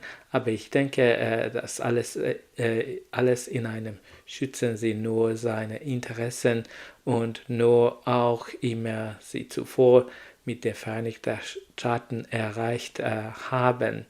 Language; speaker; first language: German; non-native, learner; Hungarian